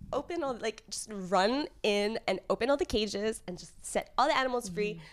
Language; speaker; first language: English; native; English